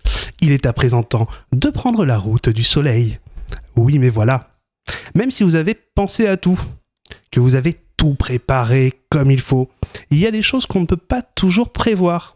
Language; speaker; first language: French; native; French